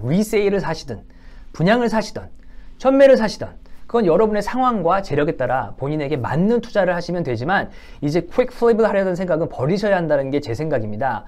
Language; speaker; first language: Korean; native; Korean